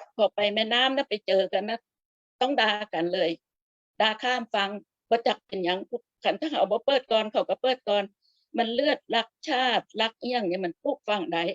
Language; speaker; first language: Thai; non-native, local second language; Lao